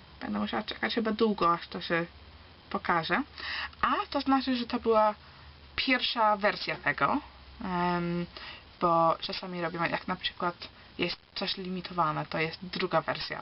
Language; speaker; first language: Polish; early bilingual, heritage; Polish